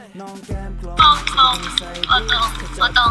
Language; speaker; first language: Chinese; non-native, learner; Thai